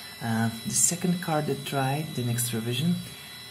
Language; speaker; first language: English; non-native, fluent; Hungarian